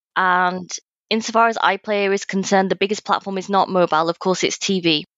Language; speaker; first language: English; native; English